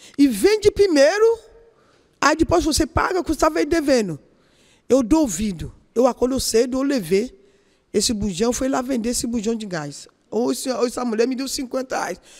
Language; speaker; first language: Portuguese; non-native, learner; Yoruba